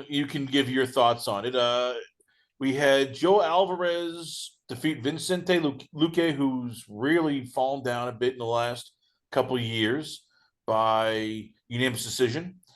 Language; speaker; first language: English; native; English